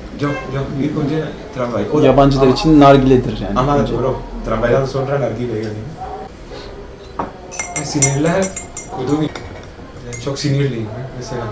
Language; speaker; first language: Turkish; non-native, learner; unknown